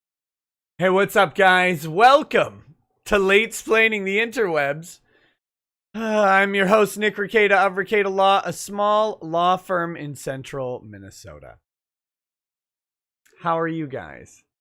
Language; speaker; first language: English; native; English